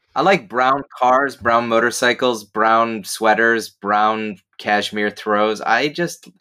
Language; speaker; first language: English; native; English